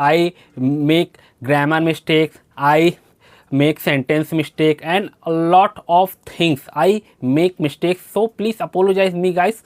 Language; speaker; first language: English; non-native, learner; Hindi